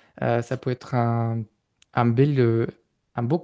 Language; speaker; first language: French; non-native, fluent; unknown